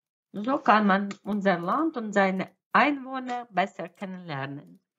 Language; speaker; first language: German; non-native, fluent; Russian